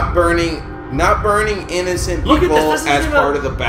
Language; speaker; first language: English; native; English